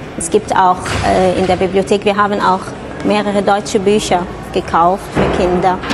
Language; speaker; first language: German; non-native, fluent; Arabic